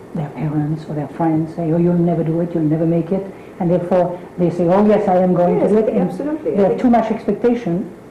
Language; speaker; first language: English; non-native, fluent; French